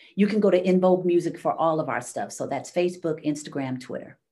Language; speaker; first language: English; native; English